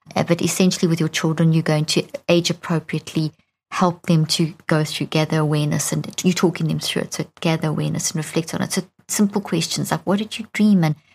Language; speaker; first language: English; native; English